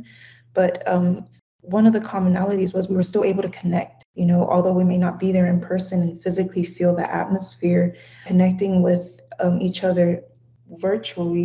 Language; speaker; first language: English; non-native, fluent; Samoan